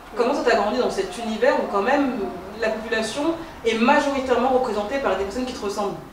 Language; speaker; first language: French; native; French